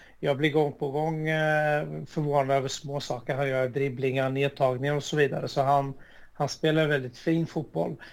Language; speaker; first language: Swedish; early bilingual, other home language; Arabic